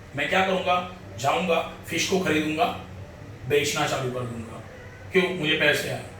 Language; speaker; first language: Hindi; non-native, local second language; Marathi